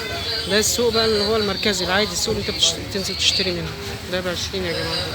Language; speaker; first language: Arabic; native; Arabic